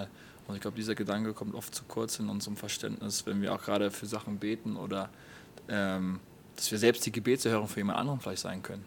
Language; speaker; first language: German; native; German